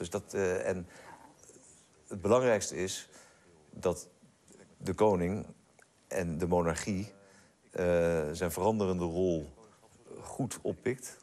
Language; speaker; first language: Dutch; native; Dutch